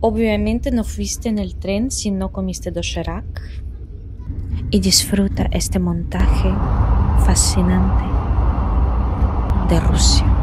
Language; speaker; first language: Spanish; non-native, fluent; Russian